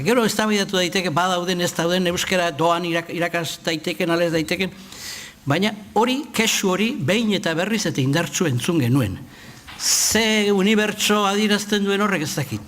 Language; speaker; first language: Basque; native; Basque